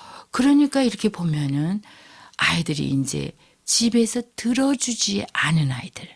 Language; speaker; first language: Korean; native; Korean